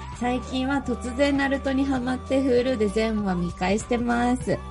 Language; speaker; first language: Japanese; native; Japanese